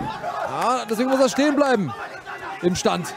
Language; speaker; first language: German; native; German